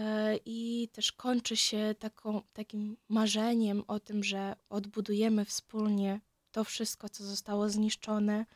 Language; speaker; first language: Polish; non-native, fluent; Ukrainian